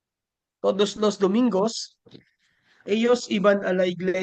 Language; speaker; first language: Spanish; non-native, learner; Filipino